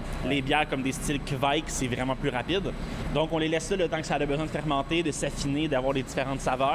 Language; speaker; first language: French; native; French